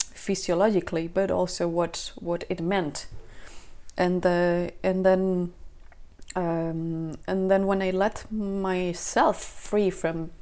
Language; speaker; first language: English; non-native, fluent; Spanish